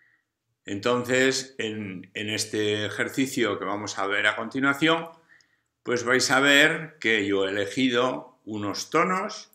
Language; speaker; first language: Spanish; native; Spanish